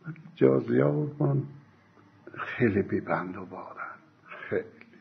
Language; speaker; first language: Persian; native; Persian